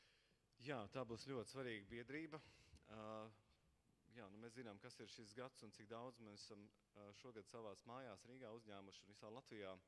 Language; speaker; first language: Latvian; native; Latvian